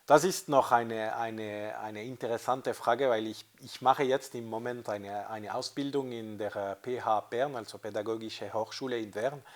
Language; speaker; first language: German; non-native, fluent; French